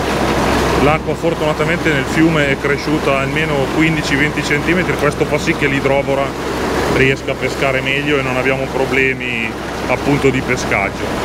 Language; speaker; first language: Italian; native; Italian